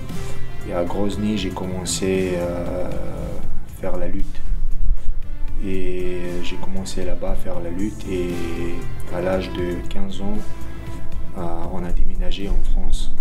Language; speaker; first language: French; non-native, learner; Chechen